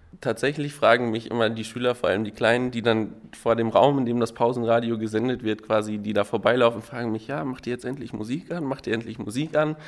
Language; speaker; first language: German; native; German